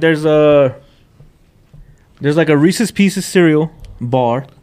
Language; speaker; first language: English; early bilingual, other home language; Spanish